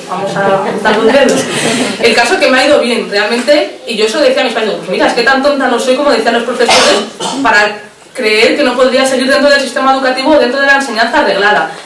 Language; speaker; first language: Spanish; early bilingual, other home language; Arabic